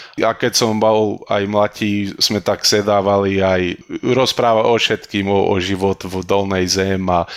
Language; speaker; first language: Slovak; early bilingual, heritage; Slovak